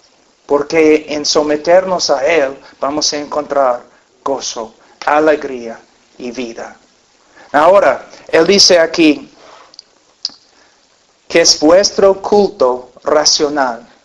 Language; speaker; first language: Spanish; non-native, fluent; English